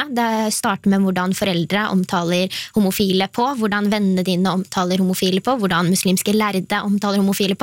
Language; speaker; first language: Norwegian; non-native, fluent; Bosnian